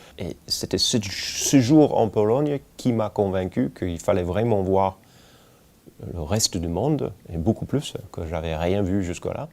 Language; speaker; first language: French; non-native, fluent; English